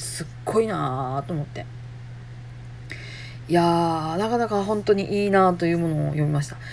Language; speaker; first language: Japanese; native; Japanese